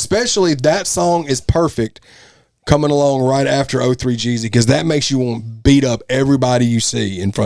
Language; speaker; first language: English; native; English